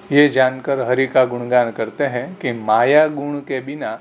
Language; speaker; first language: Hindi; non-native, local second language; Gujarati